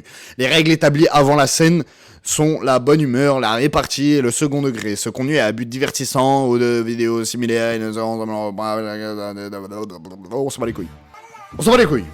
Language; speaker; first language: French; native; French